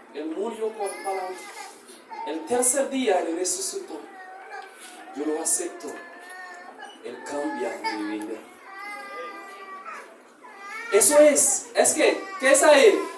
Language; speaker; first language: Spanish; non-native, learner; Haitian Creole